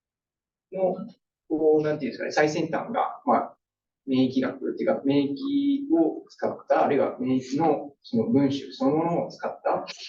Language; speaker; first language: Japanese; native; Japanese